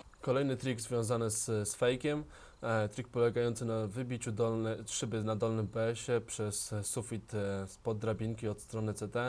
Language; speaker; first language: Polish; native; Polish